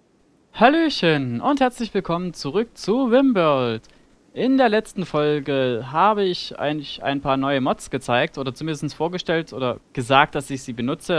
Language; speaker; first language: German; native; German